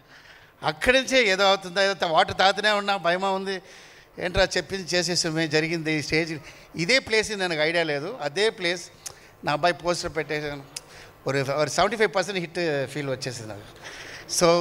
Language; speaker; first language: Telugu; non-native, fluent; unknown